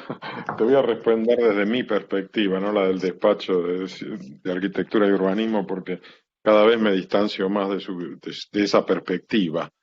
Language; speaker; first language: Spanish; native; Spanish